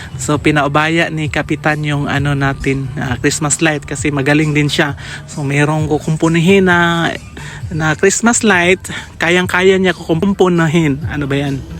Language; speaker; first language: Filipino; non-native, local second language; Cebuano